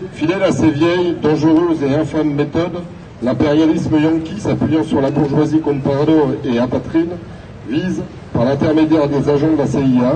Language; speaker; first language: French; native; French